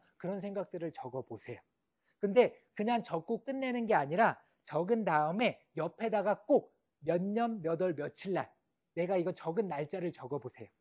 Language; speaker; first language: Korean; native; Korean